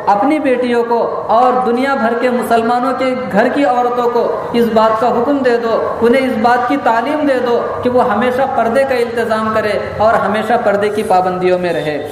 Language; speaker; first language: Urdu; native; Urdu